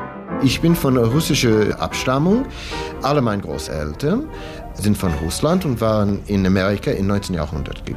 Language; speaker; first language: German; non-native, learner; English